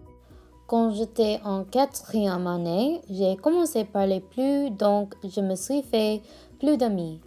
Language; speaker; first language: French; non-native, learner; English